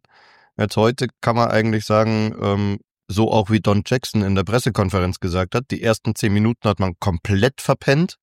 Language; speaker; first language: German; native; German